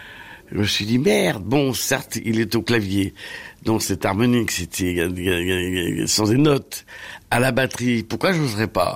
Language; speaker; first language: French; native; French